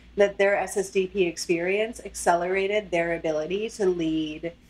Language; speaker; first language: English; native; English